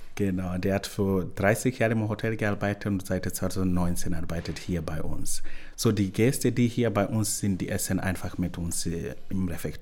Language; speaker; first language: German; non-native, learner; Swahili